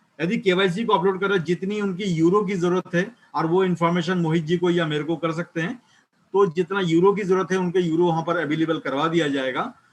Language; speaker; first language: Hindi; native; Hindi